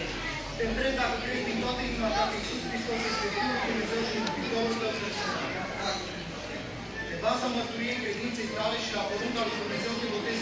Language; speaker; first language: Romanian; native; Romanian